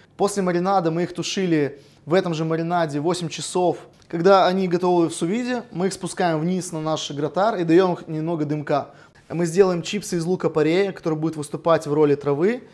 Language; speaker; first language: Russian; non-native, local second language; Romanian